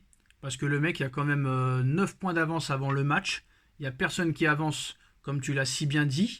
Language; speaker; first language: French; native; French